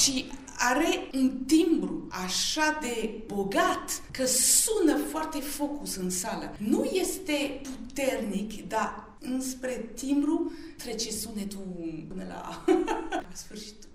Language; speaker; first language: Romanian; early bilingual, heritage; Romanian